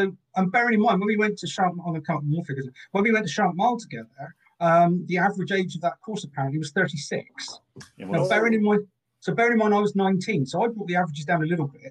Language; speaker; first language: English; native; English